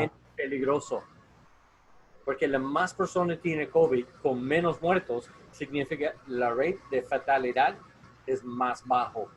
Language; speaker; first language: Spanish; non-native, learner; English